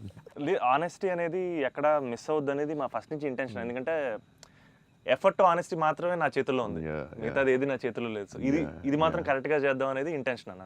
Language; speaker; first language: Telugu; native; Telugu